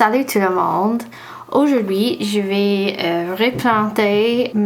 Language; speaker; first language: French; non-native, learner; English